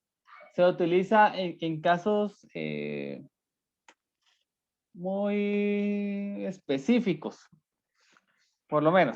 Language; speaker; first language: Spanish; native; Spanish